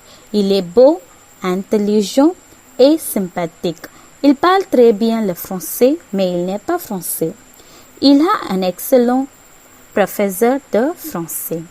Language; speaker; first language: French; non-native, learner; Tamil